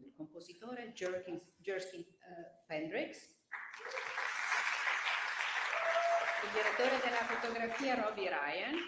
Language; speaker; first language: Italian; native; Italian